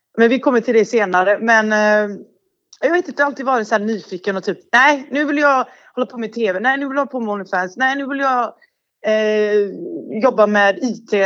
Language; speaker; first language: Swedish; early bilingual, other home language; Bosnian